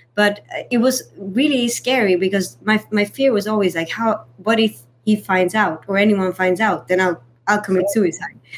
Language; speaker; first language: English; non-native, fluent; Swedish